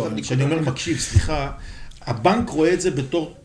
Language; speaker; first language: Hebrew; native; Hebrew